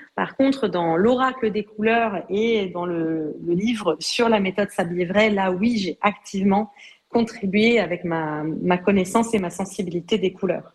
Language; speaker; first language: French; native; French